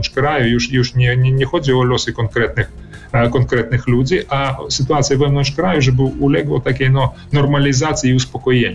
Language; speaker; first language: Polish; early bilingual, heritage; Polish